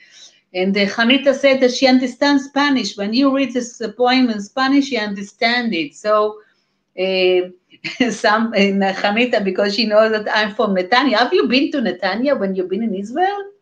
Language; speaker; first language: English; non-native, fluent; Hebrew